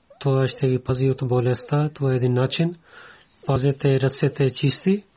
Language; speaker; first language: Bulgarian; non-native, learner; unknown